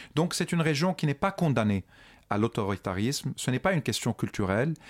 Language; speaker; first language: French; non-native, local second language; Arabic